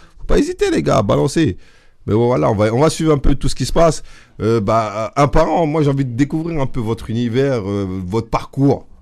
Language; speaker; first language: French; native; French